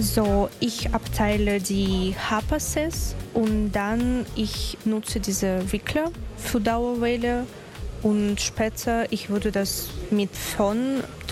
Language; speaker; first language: German; non-native, learner; Russian